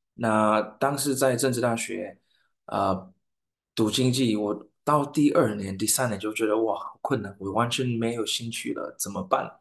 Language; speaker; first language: Chinese; non-native, fluent; English